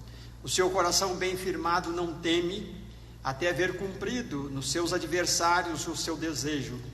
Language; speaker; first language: Portuguese; native; Portuguese